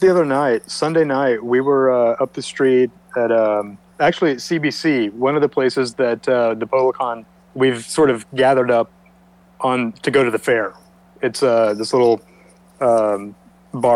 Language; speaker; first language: English; native; English